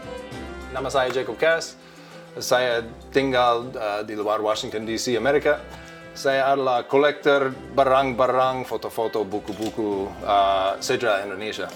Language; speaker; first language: Indonesian; non-native, learner; English